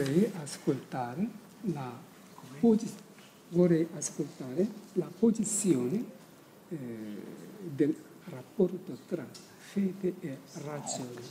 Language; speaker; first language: Italian; non-native, fluent; Korean